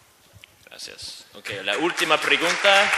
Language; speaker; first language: Spanish; non-native, learner; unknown